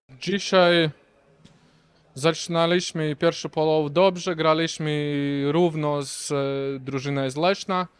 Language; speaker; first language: Polish; non-native, learner; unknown